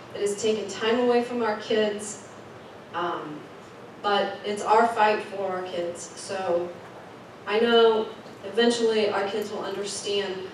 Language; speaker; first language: English; native; English